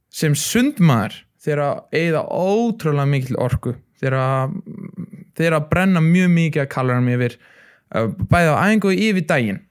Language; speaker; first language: Icelandic; early bilingual, other home language; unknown